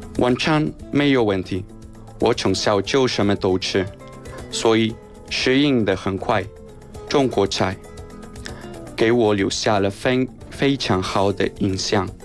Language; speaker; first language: Chinese; non-native, fluent; Spanish